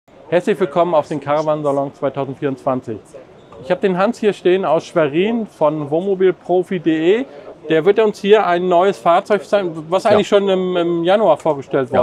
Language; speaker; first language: German; native; German